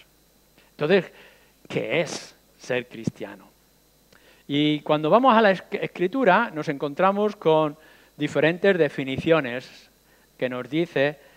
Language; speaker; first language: Spanish; native; Spanish